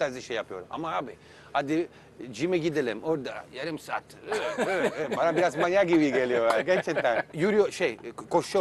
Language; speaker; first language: Turkish; non-native, learner; Italian